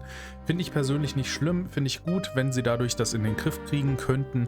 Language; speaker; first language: German; native; German